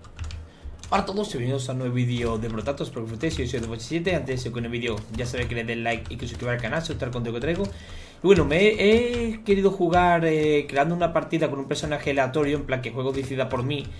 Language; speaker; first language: Spanish; native; Spanish